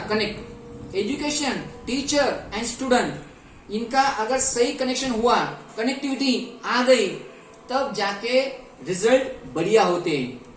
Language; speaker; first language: Hindi; non-native, local second language; Marathi